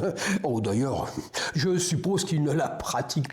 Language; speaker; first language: French; native; French